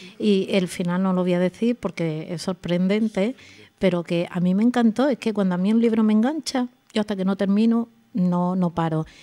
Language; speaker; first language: Spanish; native; Spanish